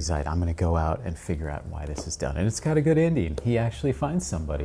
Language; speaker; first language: English; native; English